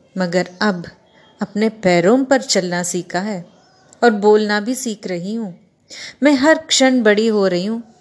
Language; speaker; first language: Hindi; non-native, local second language; Kannada